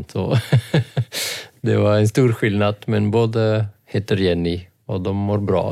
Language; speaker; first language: Swedish; non-native, fluent; Dutch